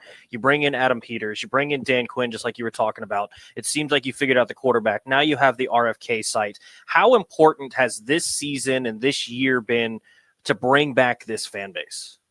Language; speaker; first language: English; native; English